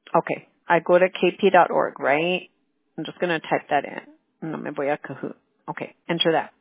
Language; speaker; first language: English; early bilingual, other home language; Spanish